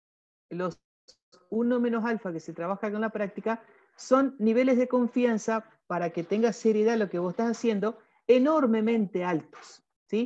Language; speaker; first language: Spanish; native; Spanish